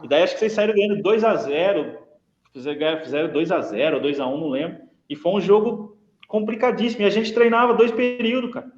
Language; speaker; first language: Portuguese; native; Portuguese